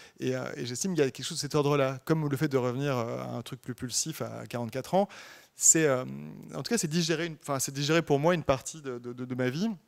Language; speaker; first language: French; native; French